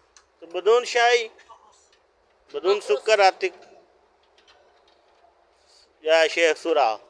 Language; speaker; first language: Arabic; non-native, learner; Punjabi